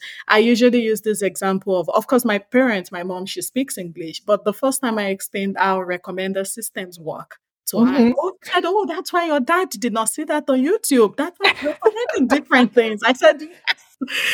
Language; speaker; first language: English; non-native, local second language; Yoruba